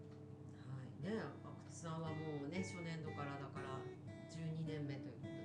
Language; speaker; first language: Japanese; native; Japanese